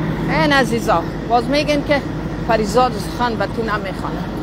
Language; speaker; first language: English; non-native, learner; Persian